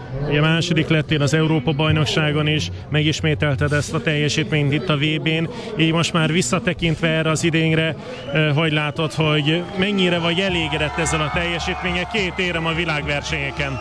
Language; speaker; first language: Hungarian; native; Hungarian